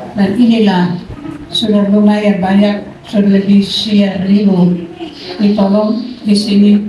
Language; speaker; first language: Indonesian; non-native, fluent; Dutch